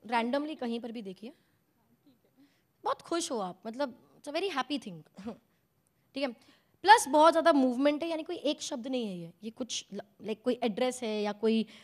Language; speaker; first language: Hindi; native; Hindi